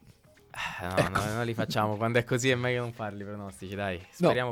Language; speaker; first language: Italian; native; Italian